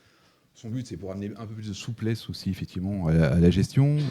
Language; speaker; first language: French; native; French